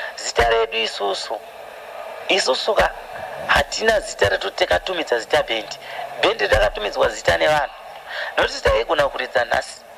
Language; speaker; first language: Shona; early bilingual, other home language; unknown